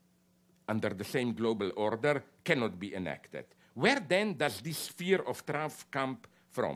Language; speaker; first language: English; non-native, fluent; Slovenian